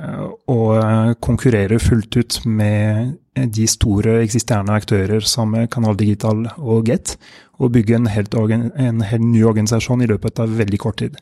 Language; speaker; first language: Norwegian; non-native, fluent; French